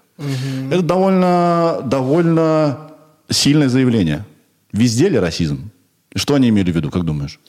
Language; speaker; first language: Russian; native; Russian